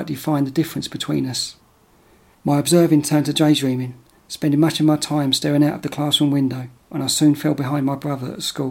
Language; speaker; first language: English; native; English